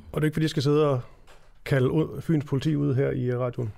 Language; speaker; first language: Danish; native; Danish